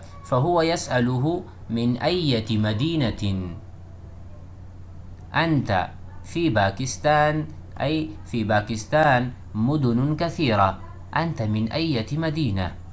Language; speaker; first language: Arabic; non-native, fluent; Urdu